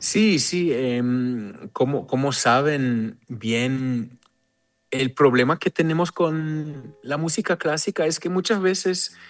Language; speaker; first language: Spanish; non-native, fluent; Hebrew